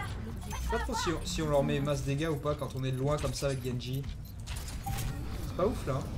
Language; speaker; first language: French; native; French